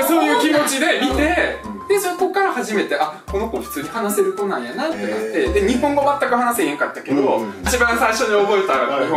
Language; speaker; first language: Japanese; early bilingual, other home language; Russian